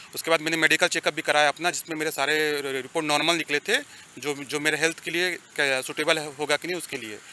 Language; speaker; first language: Hindi; native; Hindi